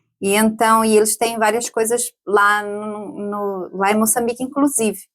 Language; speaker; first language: Portuguese; native; Portuguese